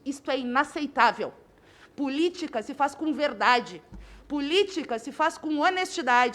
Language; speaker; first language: Portuguese; native; Portuguese